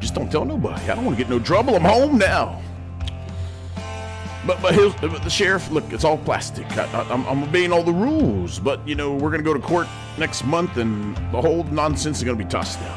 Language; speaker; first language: English; native; English